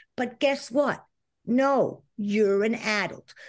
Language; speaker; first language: English; non-native, fluent; Spanish